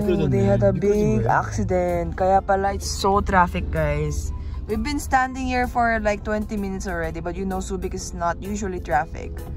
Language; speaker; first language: English; non-native, local second language; Korean